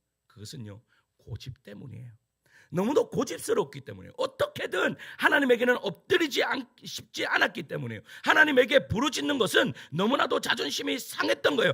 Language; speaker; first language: Korean; native; Korean